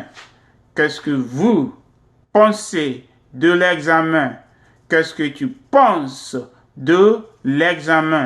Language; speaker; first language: French; non-native, fluent; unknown